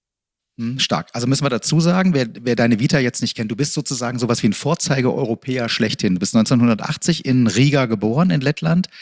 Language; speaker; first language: German; native; German